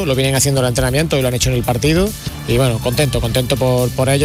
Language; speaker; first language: Spanish; native; Spanish